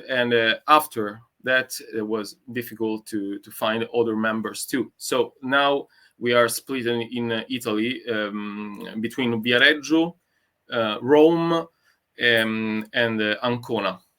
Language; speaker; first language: English; non-native, learner; Italian